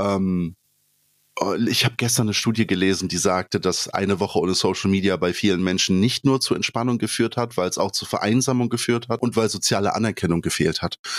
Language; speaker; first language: German; early bilingual, other home language; Polish